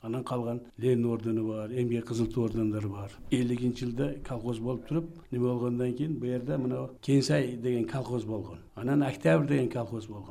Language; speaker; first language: Kyrgyz; non-native, local second language; Uzbek